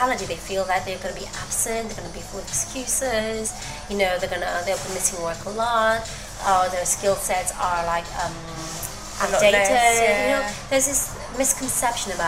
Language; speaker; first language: English; non-native, fluent; Greek